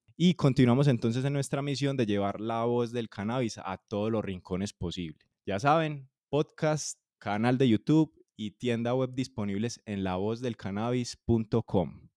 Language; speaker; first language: Spanish; native; Spanish